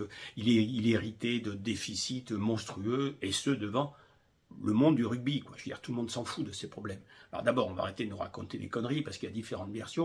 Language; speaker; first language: French; native; French